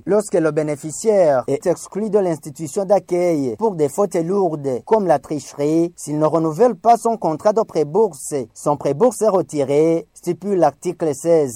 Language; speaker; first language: French; non-native, local second language; Rundi